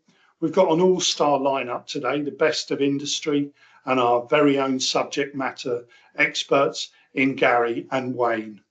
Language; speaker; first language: English; native; English